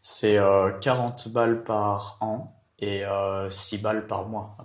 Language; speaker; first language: French; native; French